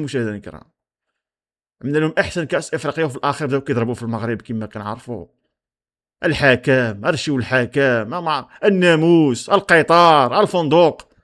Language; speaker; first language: Arabic; native; Arabic